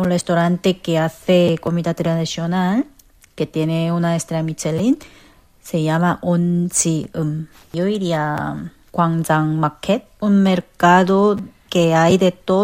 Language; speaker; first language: Spanish; non-native, fluent; Korean